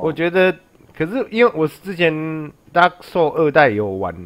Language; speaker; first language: Chinese; native; Chinese